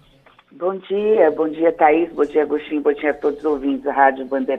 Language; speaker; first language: Portuguese; native; Portuguese